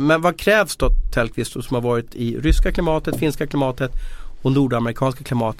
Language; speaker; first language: Swedish; native; Swedish